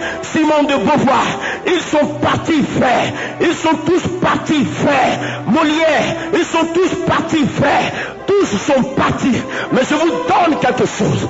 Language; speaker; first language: French; native; French